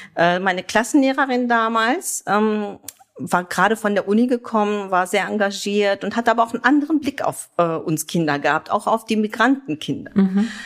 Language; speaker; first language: German; early bilingual, other home language; Kurdish